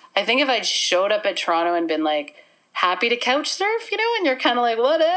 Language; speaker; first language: English; native; English